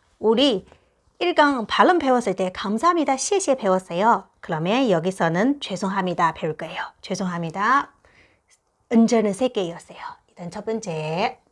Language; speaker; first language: Korean; non-native, fluent; Chinese